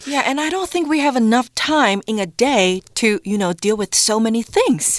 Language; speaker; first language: English; non-native, fluent; Chinese